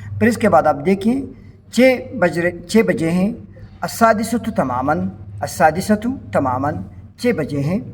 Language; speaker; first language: Urdu; native; Urdu